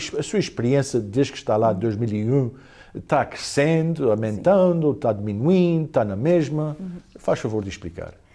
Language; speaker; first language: Portuguese; early bilingual, heritage; Portuguese